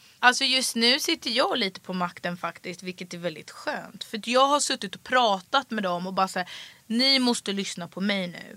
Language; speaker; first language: Swedish; early bilingual, other home language; French